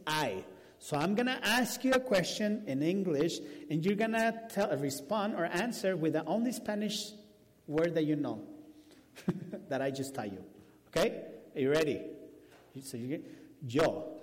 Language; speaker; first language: English; non-native, fluent; Spanish